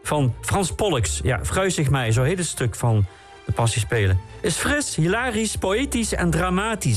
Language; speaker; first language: Dutch; native; Dutch